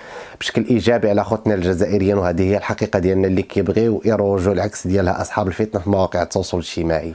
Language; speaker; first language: Arabic; native; Arabic